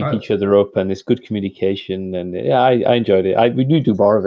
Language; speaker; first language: English; native; English